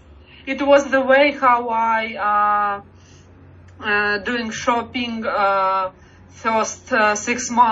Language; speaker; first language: English; non-native, learner; Russian